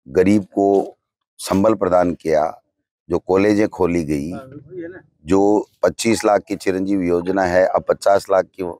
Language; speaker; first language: Hindi; native; Hindi